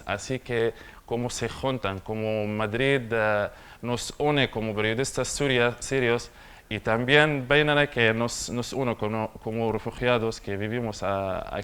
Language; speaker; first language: Spanish; non-native, learner; Arabic